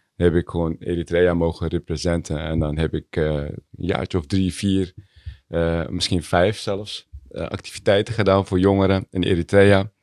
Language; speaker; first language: Dutch; early bilingual, other home language; Tigrinya